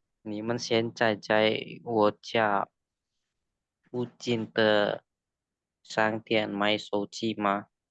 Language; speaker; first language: Chinese; non-native, learner; Indonesian